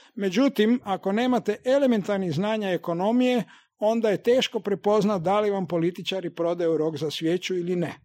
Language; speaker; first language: Croatian; native; Croatian